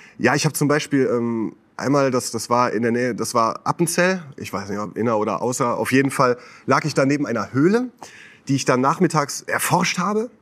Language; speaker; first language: German; native; German